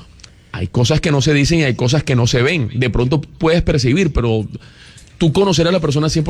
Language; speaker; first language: Spanish; native; Spanish